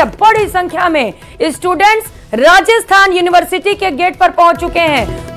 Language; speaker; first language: Hindi; native; Hindi